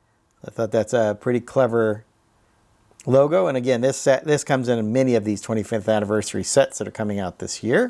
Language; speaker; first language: English; native; English